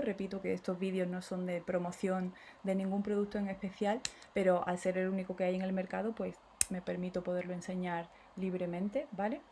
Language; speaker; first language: Spanish; native; Spanish